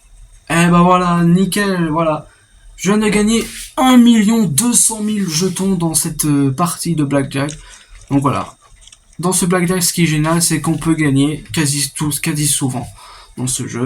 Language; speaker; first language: French; native; French